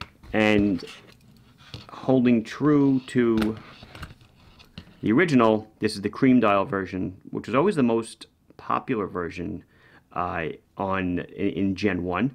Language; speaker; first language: English; native; English